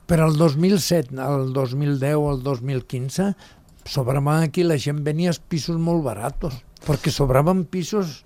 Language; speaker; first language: Catalan; non-native, local second language; Spanish